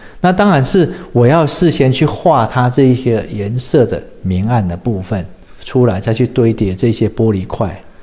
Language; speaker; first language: Chinese; native; Chinese